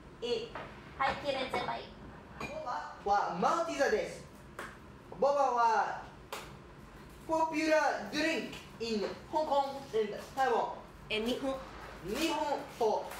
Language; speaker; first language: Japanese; non-native, learner; English